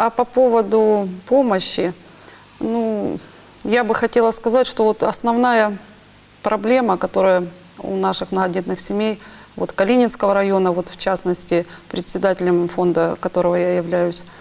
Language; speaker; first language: Russian; native; Russian